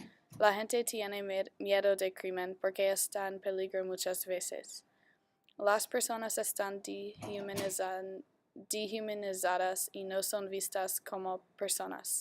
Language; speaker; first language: Spanish; non-native, learner; English